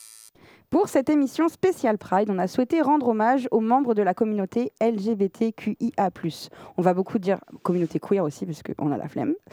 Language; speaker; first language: French; native; French